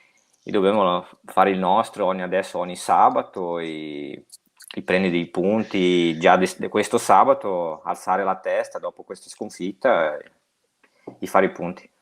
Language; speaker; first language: Italian; non-native, fluent; Portuguese